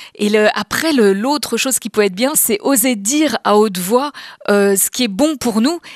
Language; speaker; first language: French; native; French